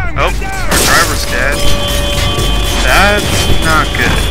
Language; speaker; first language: English; native; English